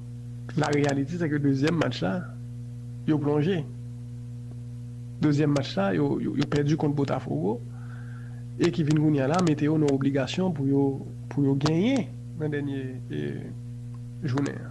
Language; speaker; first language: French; non-native, local second language; Haitian Creole